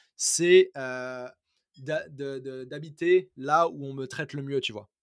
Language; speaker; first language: French; native; French